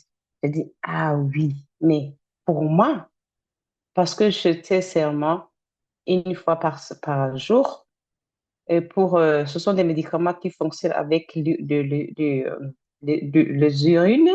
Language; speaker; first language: French; non-native, fluent; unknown